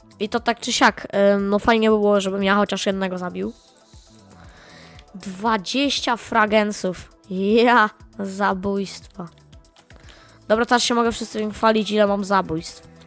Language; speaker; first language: Polish; native; Polish